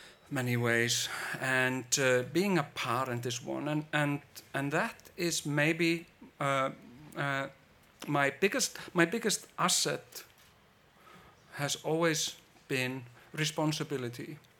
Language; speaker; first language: English; non-native, fluent; Icelandic